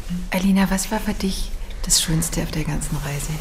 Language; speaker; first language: German; native; German